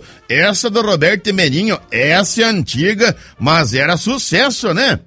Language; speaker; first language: Portuguese; native; Portuguese